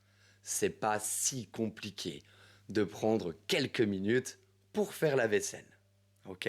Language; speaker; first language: French; native; French